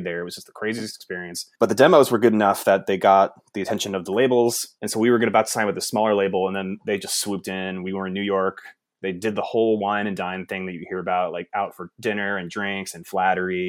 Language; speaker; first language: English; native; English